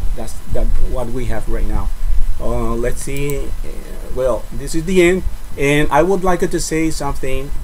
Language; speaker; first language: English; non-native, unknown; Spanish